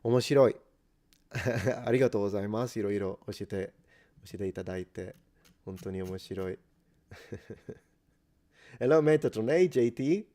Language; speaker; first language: Japanese; non-native, fluent; English